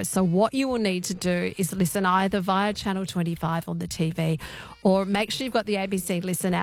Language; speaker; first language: English; native; English